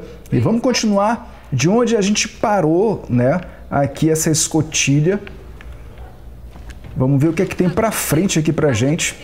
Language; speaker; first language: Portuguese; native; Portuguese